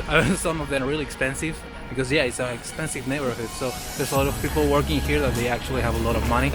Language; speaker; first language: English; non-native, fluent; Spanish